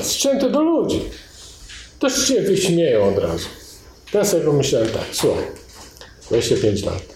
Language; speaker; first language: Polish; native; Polish